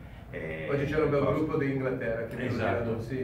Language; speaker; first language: Italian; non-native, fluent; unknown